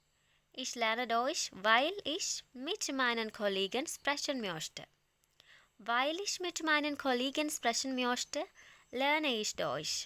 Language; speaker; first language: German; non-native, fluent; Malayalam